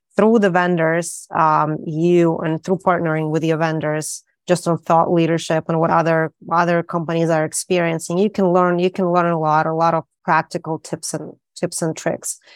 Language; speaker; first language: English; non-native, fluent; Russian